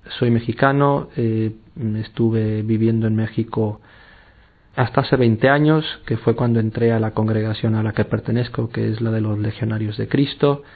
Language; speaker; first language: Spanish; native; Spanish